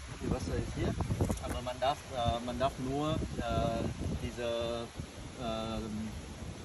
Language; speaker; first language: German; non-native, learner; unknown